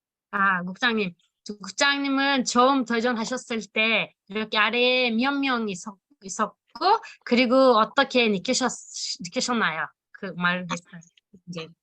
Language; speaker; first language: Korean; non-native, learner; Turkish